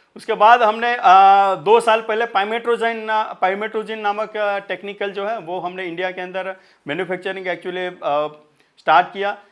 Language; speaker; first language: Hindi; non-native, local second language; Marathi